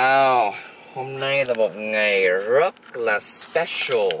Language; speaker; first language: Vietnamese; early bilingual, heritage; Vietnamese